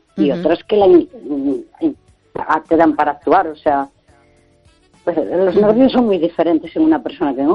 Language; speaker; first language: Spanish; native; Spanish